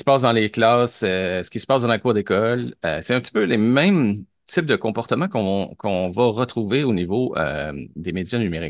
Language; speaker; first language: French; native; French